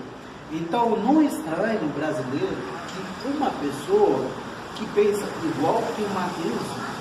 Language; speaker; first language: Portuguese; non-native, fluent; Haitian Creole